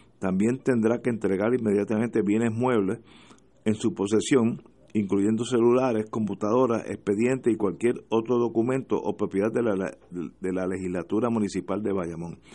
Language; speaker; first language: Spanish; native; Spanish